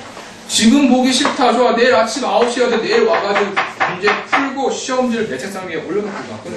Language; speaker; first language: Korean; native; Korean